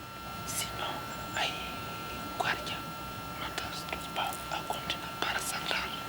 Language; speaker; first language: Spanish; non-native, learner; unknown